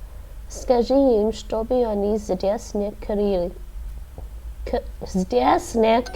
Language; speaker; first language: Russian; non-native, learner; English